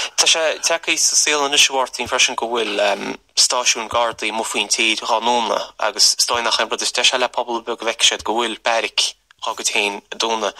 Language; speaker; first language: Irish; native; Irish